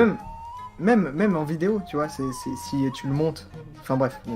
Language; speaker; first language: French; native; French